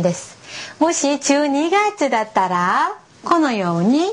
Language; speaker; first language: Japanese; non-native, fluent; Korean